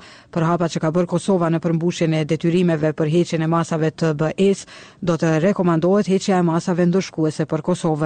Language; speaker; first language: Albanian; native; Albanian